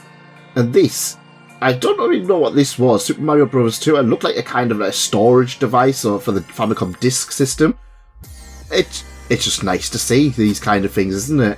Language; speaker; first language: English; native; English